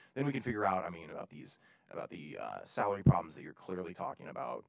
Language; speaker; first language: English; native; English